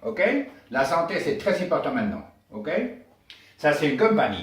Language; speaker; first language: French; non-native, learner; Spanish